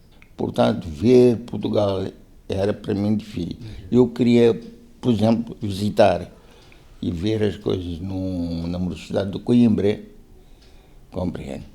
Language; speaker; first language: Portuguese; non-native, local second language; Konkani